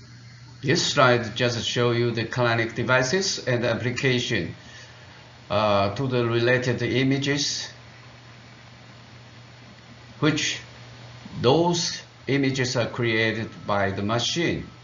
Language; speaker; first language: English; non-native, fluent; Chinese